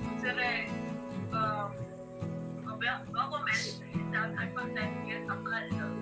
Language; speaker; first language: German; non-native, fluent; Filipino